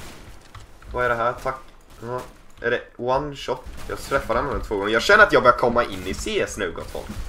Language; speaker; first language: Swedish; native; Swedish